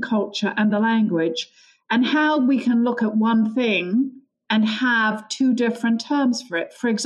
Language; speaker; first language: English; native; English